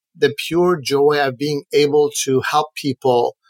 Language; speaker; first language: English; non-native, fluent; Persian